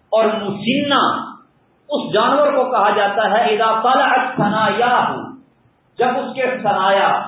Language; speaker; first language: Urdu; non-native, local second language; Punjabi